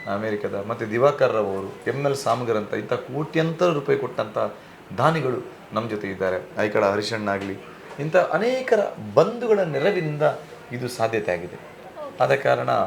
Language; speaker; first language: Kannada; non-native, local second language; Tulu